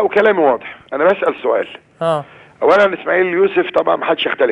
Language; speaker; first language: Arabic; native; Arabic